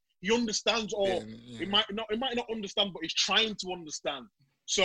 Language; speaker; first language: English; native; English